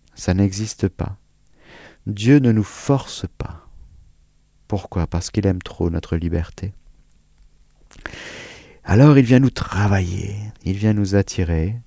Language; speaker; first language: French; native; French